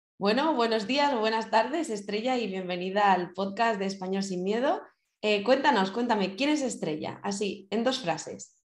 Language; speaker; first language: Spanish; native; Spanish